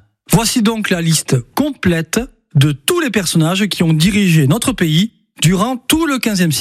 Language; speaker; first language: French; native; French